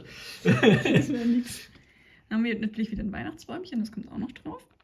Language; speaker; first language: German; native; German